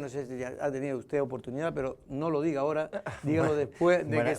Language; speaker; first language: Spanish; native; Spanish